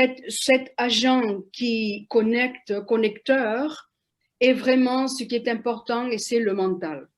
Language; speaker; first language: French; non-native, fluent; Spanish